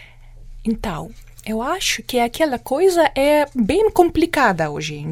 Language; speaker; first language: Portuguese; non-native, fluent; Ukrainian